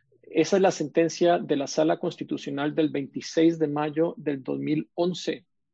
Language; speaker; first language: Spanish; native; Spanish